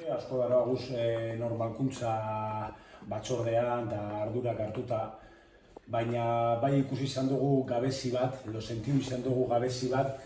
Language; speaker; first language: Basque; native; Basque